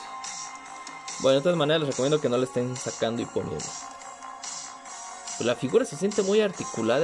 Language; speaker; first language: Spanish; native; Spanish